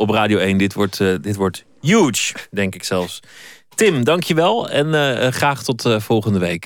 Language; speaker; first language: Dutch; native; Dutch